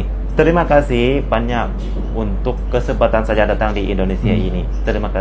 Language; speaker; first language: Indonesian; non-native, fluent; Lao